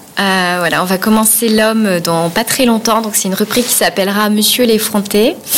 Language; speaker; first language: French; native; French